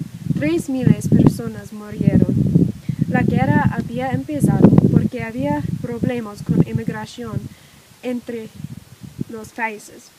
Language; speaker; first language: Spanish; non-native, learner; English